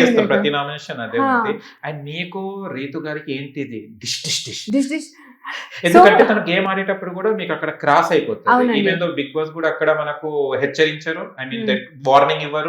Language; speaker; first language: Telugu; native; Telugu